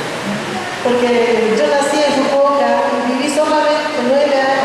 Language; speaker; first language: Spanish; non-native, fluent; Japanese